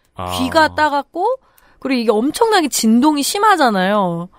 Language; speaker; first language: Korean; native; Korean